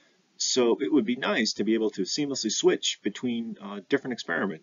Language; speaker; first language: English; native; English